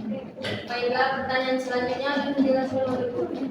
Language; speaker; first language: Indonesian; native; Indonesian